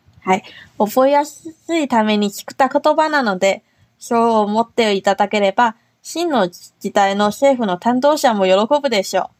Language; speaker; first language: Japanese; non-native, fluent; Chinese